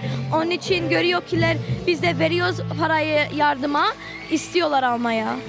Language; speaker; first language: Turkish; early bilingual, heritage; Kurdish